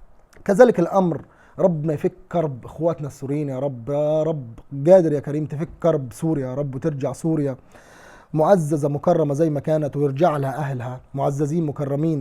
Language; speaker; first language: Arabic; native; Arabic